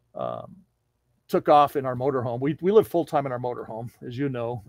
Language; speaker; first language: English; native; English